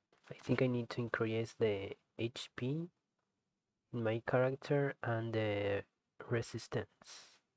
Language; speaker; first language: English; non-native, fluent; Spanish